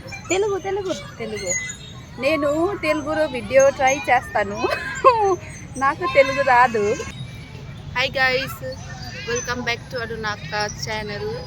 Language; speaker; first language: Telugu; non-native, learner; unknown